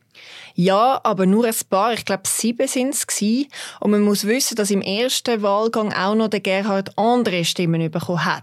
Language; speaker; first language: German; native; German